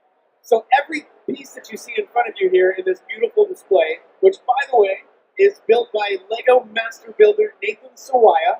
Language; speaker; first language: English; native; English